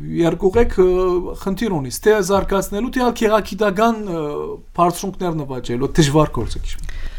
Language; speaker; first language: Armenian; early bilingual, heritage; Armenian